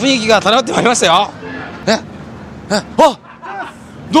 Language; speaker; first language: Japanese; native; Japanese